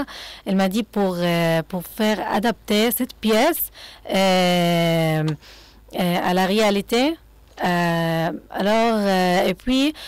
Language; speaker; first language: French; non-native, fluent; Arabic